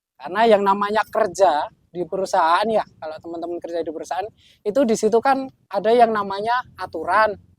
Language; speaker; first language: Indonesian; non-native, local second language; Sundanese